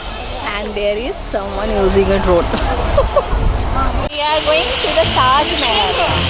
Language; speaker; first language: English; non-native, learner; Hindi